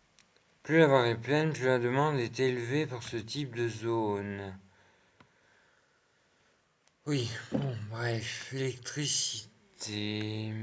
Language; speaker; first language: French; native; French